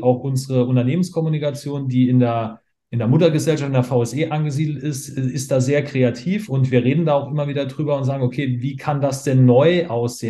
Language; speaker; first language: German; native; German